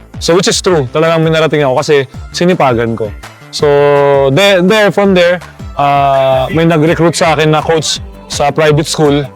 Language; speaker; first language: Filipino; non-native, local second language; Cebuano